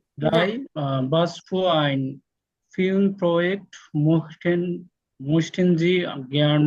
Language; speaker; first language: German; non-native, learner; Bangla